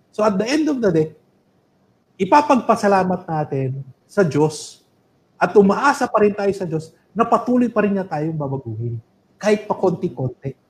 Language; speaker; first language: Filipino; native; Filipino